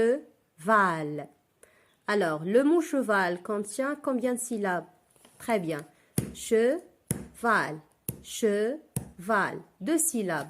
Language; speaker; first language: French; non-native, local second language; Arabic